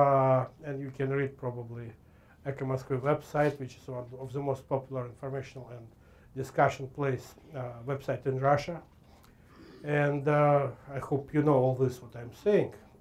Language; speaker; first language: English; non-native, fluent; Russian